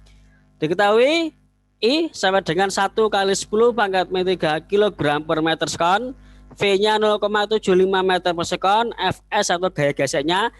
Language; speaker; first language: Indonesian; native; Indonesian